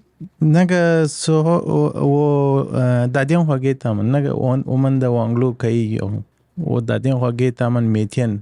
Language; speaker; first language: Chinese; non-native, learner; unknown